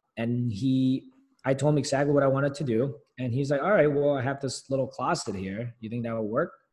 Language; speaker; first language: English; early bilingual, other home language; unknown